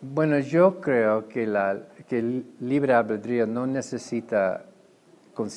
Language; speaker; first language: Spanish; non-native, fluent; English